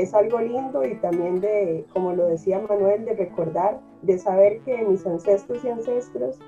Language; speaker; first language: Spanish; native; Spanish